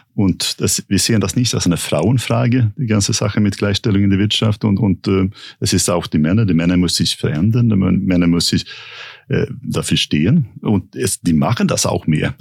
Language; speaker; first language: German; non-native, fluent; Swedish